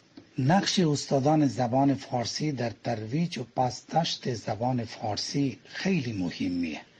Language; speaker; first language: Persian; non-native, fluent; Bangla